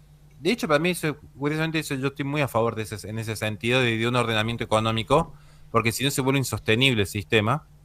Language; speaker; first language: Spanish; native; Spanish